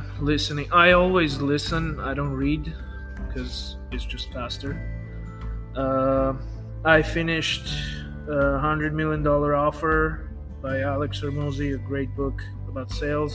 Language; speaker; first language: English; non-native, fluent; Armenian